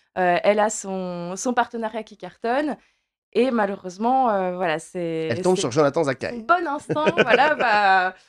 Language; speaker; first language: French; native; French